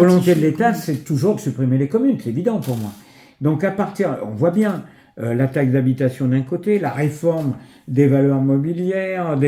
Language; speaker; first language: French; native; French